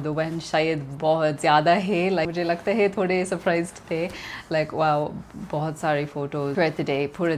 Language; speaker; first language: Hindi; non-native, learner; English